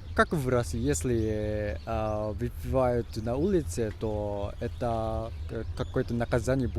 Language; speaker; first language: Russian; non-native, fluent; Japanese